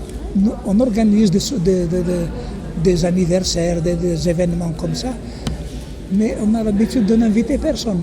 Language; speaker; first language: French; non-native, local second language; Arabic